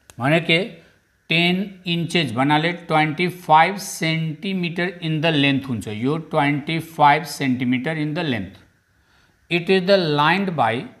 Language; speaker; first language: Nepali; non-native, local second language; Bhojpuri